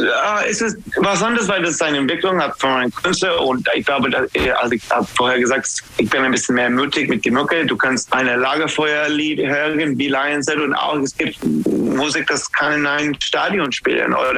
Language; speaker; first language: German; non-native, learner; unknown